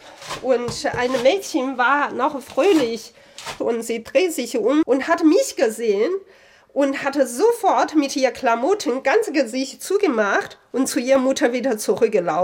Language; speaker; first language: German; non-native, fluent; Chinese